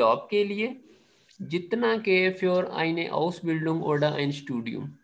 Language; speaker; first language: German; non-native, fluent; Urdu